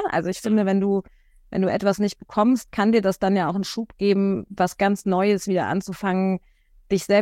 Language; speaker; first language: German; native; German